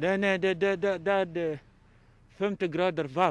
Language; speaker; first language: Swedish; non-native, learner; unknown